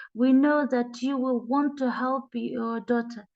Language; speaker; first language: English; non-native, fluent; Kazakh